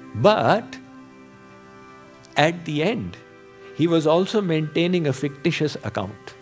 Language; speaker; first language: English; non-native, local second language; Hindi